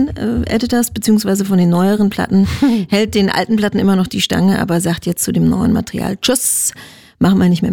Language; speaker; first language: German; native; German